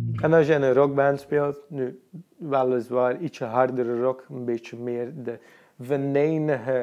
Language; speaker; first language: Dutch; native; Dutch